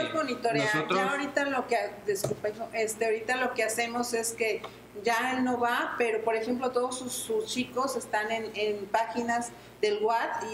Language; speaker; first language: Spanish; native; Spanish